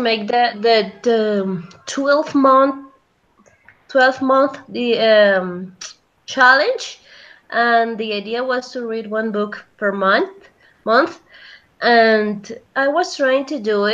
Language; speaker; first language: English; non-native, fluent; Spanish